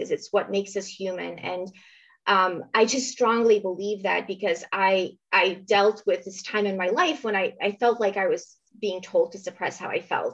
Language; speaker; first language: English; early bilingual, other home language; Romanian